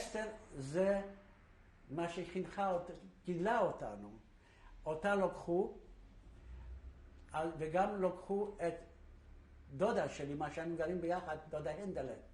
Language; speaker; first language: Hebrew; non-native, fluent; Yiddish